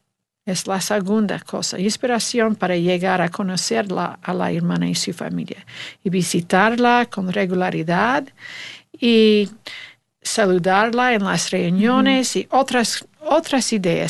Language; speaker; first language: Spanish; non-native, learner; English